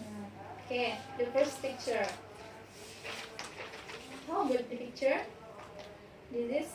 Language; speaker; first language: English; non-native, learner; Indonesian